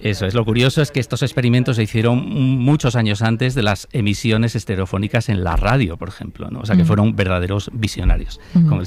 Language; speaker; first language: Spanish; native; Spanish